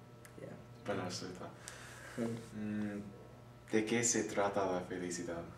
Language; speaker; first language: Spanish; non-native, learner; English